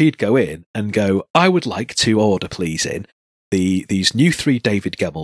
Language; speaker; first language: English; native; English